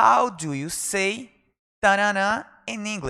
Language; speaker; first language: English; non-native, fluent; Portuguese